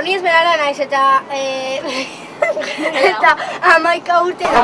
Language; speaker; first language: Basque; non-native, local second language; Spanish